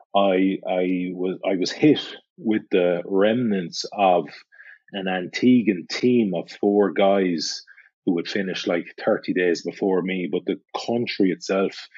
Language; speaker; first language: English; native; English